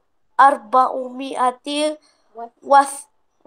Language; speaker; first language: Arabic; non-native, learner; Malay